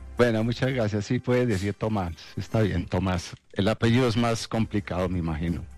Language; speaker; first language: Spanish; non-native, fluent; Dutch